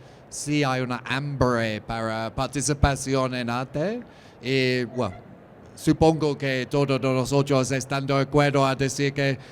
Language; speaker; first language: Spanish; non-native, learner; English